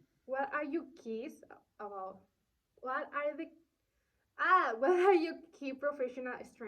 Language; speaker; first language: English; non-native, learner; Spanish